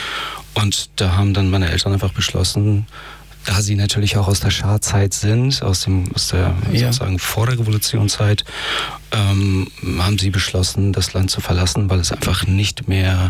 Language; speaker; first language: German; early bilingual, other home language; Persian